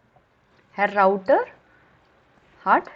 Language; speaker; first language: German; non-native, fluent; Hindi